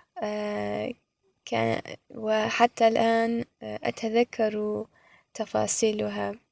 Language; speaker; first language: Arabic; non-native, fluent; Persian